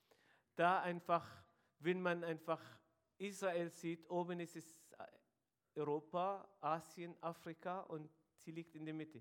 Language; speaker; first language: German; non-native, fluent; Arabic